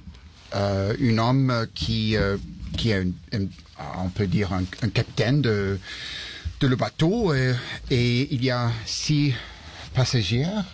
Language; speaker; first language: French; early bilingual, heritage; English